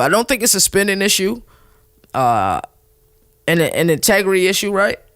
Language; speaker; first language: English; native; English